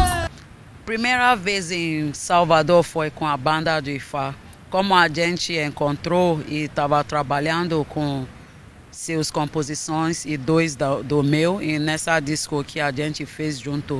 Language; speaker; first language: Portuguese; non-native, fluent; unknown